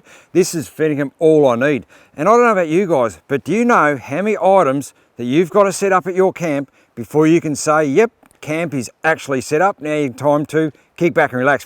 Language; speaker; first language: English; native; English